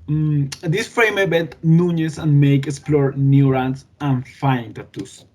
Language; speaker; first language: English; non-native, learner; Spanish